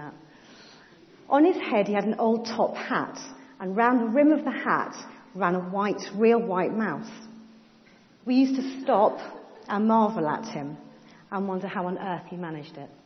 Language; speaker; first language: English; native; English